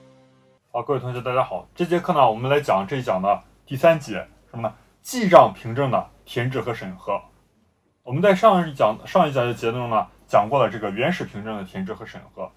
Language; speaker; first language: Chinese; native; Chinese